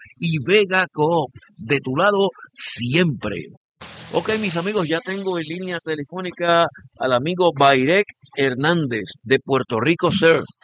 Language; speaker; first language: Spanish; native; Spanish